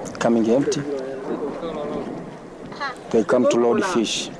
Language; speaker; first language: English; non-native, local second language; Swahili